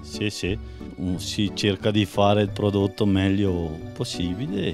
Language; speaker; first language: Italian; native; Italian